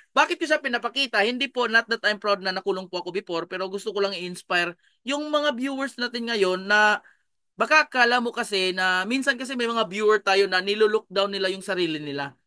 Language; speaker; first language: Filipino; non-native, local second language; Cebuano